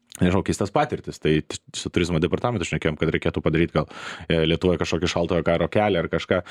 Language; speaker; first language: Lithuanian; native; Lithuanian